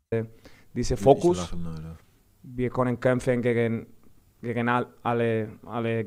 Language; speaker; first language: German; non-native, fluent; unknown